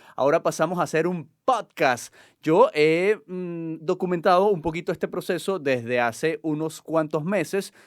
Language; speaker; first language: Spanish; native; Spanish